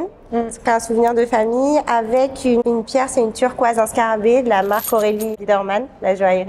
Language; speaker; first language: French; native; French